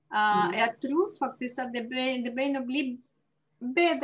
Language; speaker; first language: Norwegian; non-native, fluent; Spanish